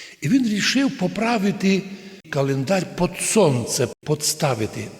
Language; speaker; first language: Ukrainian; native; Ukrainian